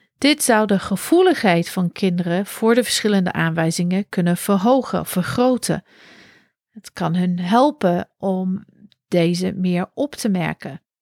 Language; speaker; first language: Dutch; non-native, fluent; English